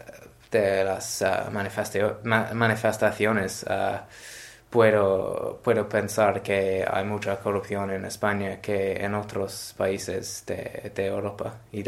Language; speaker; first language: Spanish; non-native, learner; English